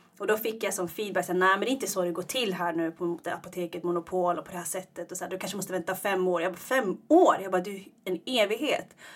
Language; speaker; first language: Swedish; early bilingual, other home language; Tigrinya